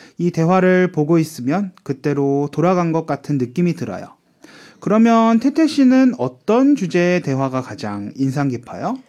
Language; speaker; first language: Korean; native; Korean